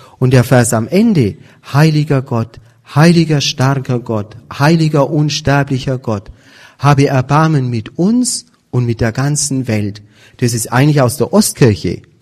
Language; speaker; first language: German; native; German